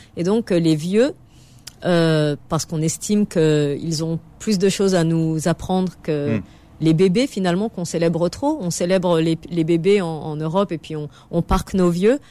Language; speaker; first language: French; native; French